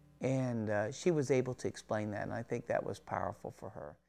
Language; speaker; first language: English; native; English